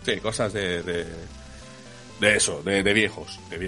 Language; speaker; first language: Spanish; native; Spanish